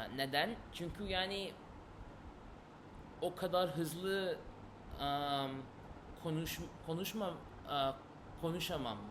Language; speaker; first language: Turkish; non-native, learner; English